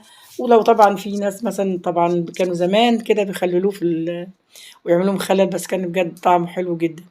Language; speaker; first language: Arabic; native; Arabic